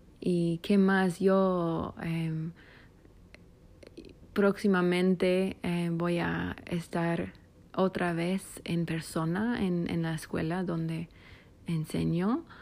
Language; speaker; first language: Spanish; non-native, fluent; English